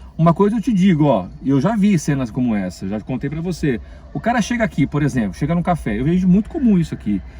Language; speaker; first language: Portuguese; native; Portuguese